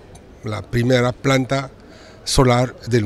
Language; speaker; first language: Spanish; non-native, fluent; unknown